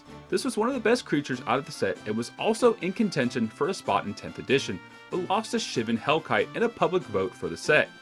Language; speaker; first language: English; native; English